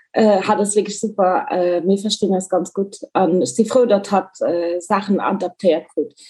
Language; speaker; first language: Luxembourgish; early bilingual, other home language; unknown